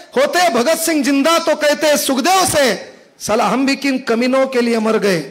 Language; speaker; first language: Hindi; non-native, local second language; Marathi